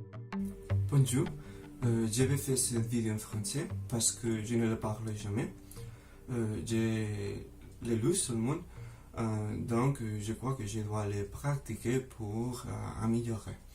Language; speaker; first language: French; non-native, fluent; Spanish